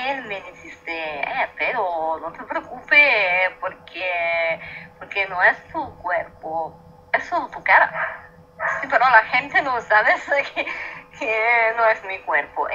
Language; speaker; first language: Spanish; non-native, learner; Italian